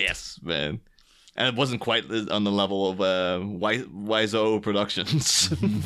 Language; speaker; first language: English; native; English